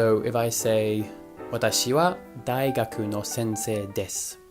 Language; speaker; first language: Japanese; non-native, fluent; English